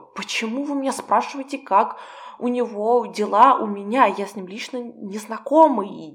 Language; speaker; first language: Russian; native; Russian